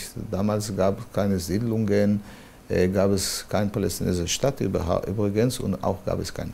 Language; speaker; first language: German; non-native, fluent; Hebrew